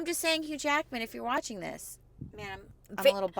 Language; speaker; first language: English; native; English